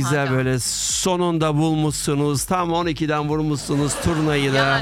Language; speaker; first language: Turkish; native; Turkish